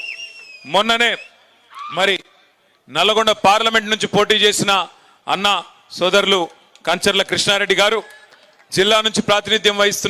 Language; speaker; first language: Telugu; native; Telugu